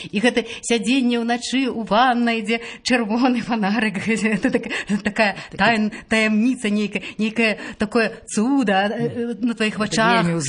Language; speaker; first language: Belarusian; non-native, local second language; Russian